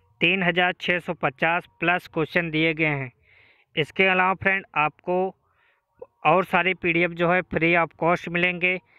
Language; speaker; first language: Hindi; native; Hindi